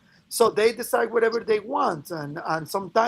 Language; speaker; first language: English; non-native, fluent; Spanish